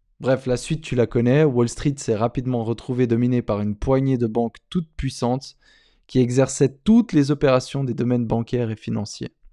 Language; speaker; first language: French; native; French